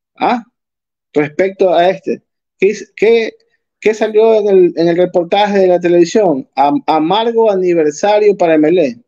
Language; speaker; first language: Spanish; native; Spanish